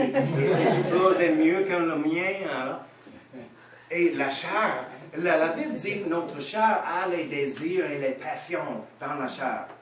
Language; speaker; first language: French; non-native, fluent; English